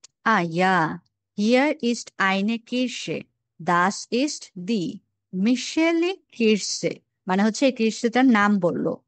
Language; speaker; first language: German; non-native, fluent; Bangla